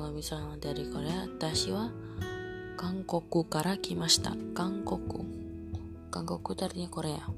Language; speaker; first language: Japanese; non-native, learner; Indonesian